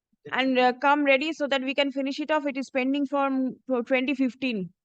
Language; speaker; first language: English; non-native, local second language; Bangla